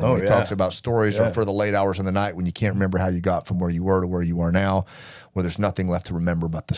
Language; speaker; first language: English; native; English